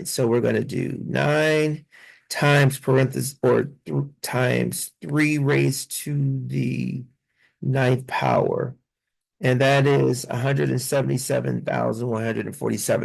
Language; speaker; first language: English; native; English